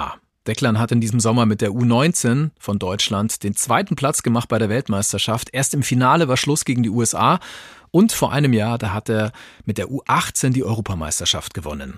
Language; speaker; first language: German; native; German